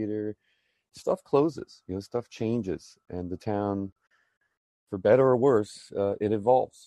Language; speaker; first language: English; native; English